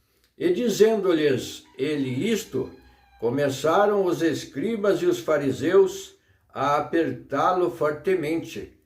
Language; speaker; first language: Portuguese; native; Portuguese